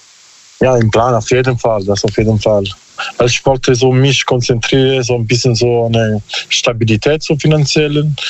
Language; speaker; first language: German; non-native, learner; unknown